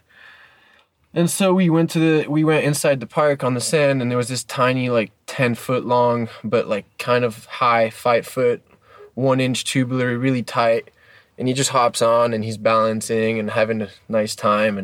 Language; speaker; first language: English; early bilingual, other home language; French